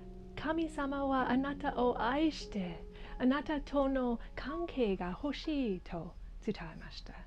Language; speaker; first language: Japanese; non-native, learner; English